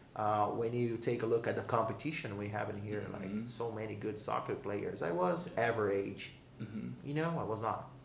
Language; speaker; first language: English; non-native, fluent; Portuguese